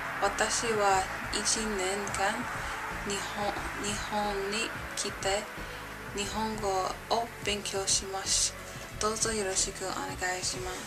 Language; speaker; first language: Japanese; non-native, learner; English